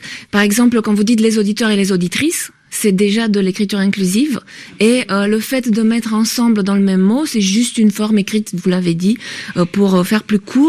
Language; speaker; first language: French; native; French